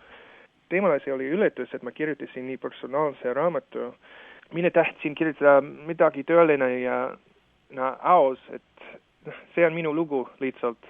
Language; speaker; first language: Estonian; non-native, fluent; English